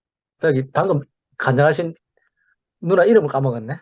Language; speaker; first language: Korean; native; Korean